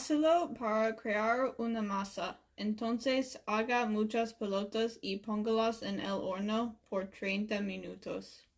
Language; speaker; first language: Spanish; non-native, learner; English